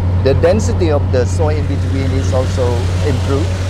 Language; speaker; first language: English; non-native, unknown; Thai